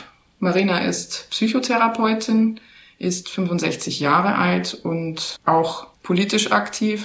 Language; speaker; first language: German; native; German